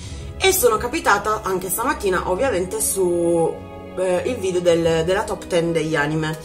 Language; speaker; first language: Italian; native; Italian